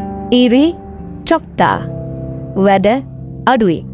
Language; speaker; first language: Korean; non-native, fluent; Sinhala